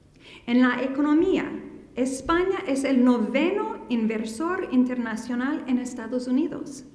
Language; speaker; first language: Spanish; non-native, fluent; English